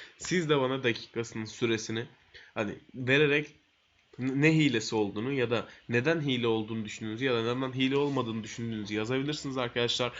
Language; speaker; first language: Turkish; native; Turkish